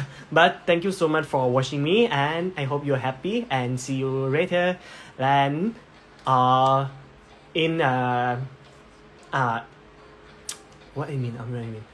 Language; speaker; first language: English; non-native, learner; Thai